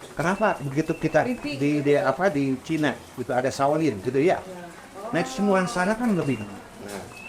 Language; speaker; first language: Indonesian; non-native, local second language; Sundanese